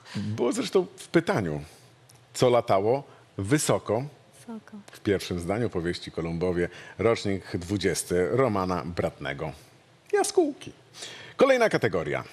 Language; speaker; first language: Polish; native; Polish